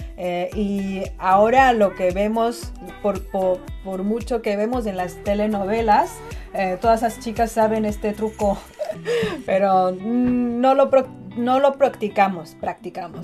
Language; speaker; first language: Spanish; non-native, fluent; Chinese